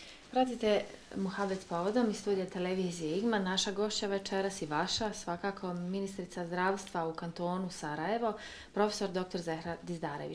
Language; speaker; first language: Serbian; native; Serbian